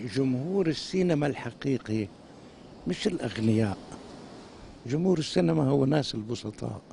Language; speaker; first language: Arabic; native; Arabic